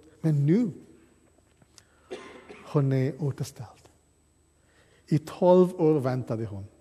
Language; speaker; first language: Swedish; non-native, fluent; English